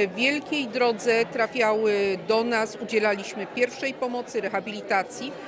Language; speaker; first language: Polish; native; Polish